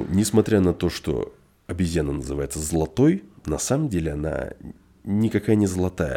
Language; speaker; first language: Russian; native; Russian